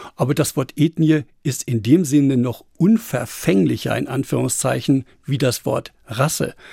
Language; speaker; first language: German; native; German